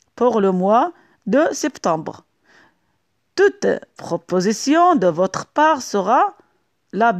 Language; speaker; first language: French; non-native, local second language; Arabic